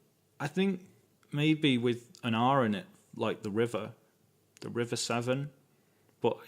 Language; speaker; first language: English; native; English